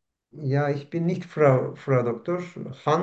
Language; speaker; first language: German; non-native, learner; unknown